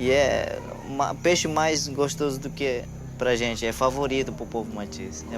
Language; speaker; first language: Portuguese; non-native, local second language; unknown